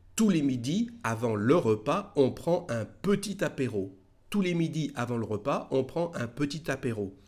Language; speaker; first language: French; native; French